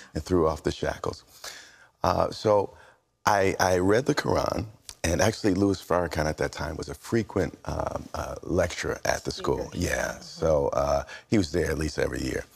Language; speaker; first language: English; native; English